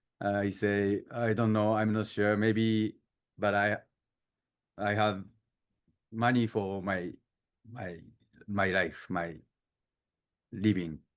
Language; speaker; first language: English; non-native, learner; Japanese